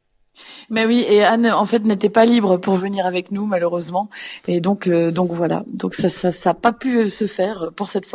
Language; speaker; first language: French; native; French